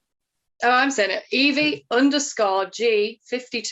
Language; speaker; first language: English; native; English